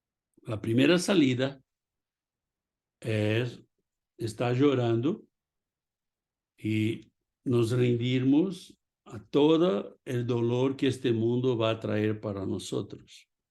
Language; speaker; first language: Spanish; non-native, fluent; Portuguese